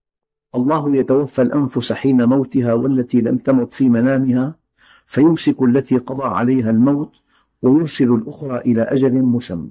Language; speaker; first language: Arabic; native; Arabic